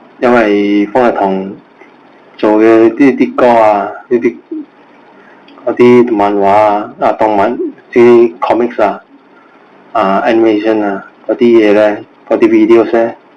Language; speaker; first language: Cantonese; native; Cantonese